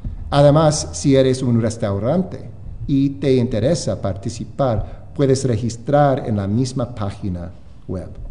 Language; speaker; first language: Spanish; non-native, fluent; English